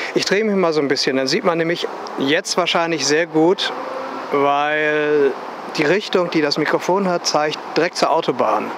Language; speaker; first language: German; native; German